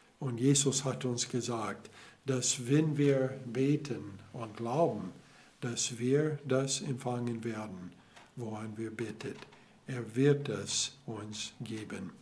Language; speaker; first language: German; non-native, learner; English